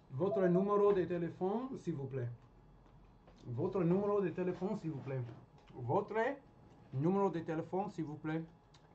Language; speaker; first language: French; non-native, learner; English